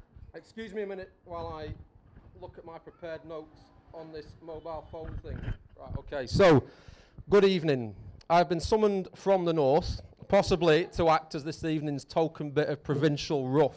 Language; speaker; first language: English; native; English